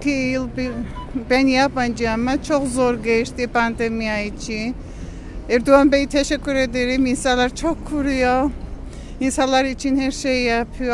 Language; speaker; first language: Turkish; non-native, learner; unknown